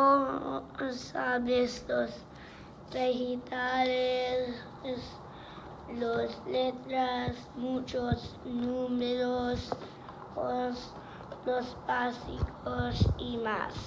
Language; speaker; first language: Spanish; non-native, learner; English